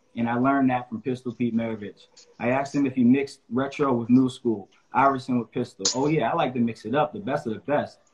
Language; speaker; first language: English; native; English